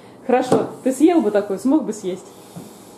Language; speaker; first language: Russian; native; Russian